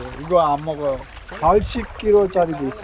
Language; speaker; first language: Korean; non-native, learner; Sinhala